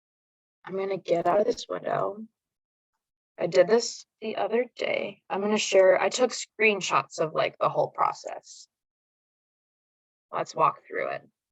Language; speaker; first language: English; native; English